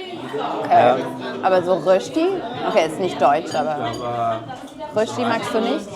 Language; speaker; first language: German; non-native, fluent; French